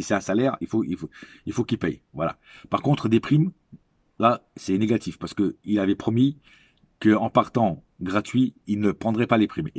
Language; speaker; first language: French; native; French